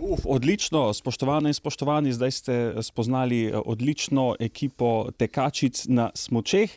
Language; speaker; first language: Slovenian; native; Slovenian